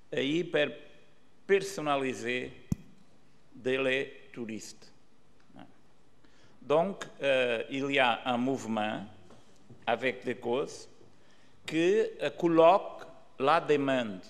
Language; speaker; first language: French; non-native, learner; Portuguese